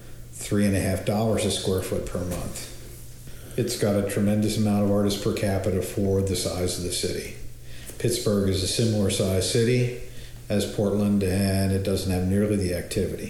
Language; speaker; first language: English; native; English